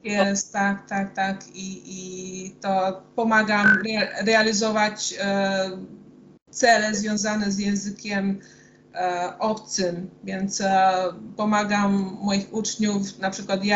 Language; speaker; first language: Polish; non-native, fluent; Hungarian